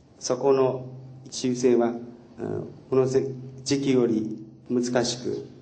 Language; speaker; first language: Japanese; non-native, fluent; Chinese